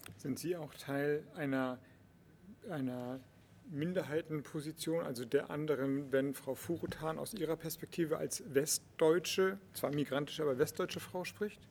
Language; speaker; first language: German; native; German